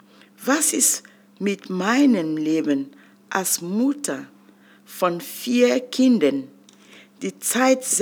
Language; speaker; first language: German; non-native, fluent; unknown